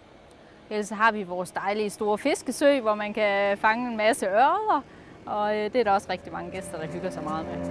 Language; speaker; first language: Danish; native; Danish